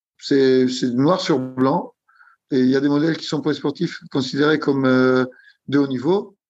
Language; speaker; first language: French; non-native, fluent; Italian